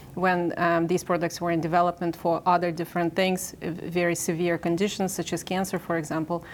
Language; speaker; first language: English; non-native, fluent; Ukrainian